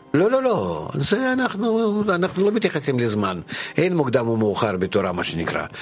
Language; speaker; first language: Hebrew; non-native, fluent; Russian